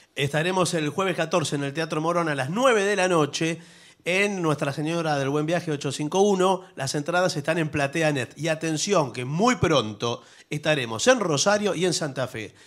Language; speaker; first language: Spanish; native; Spanish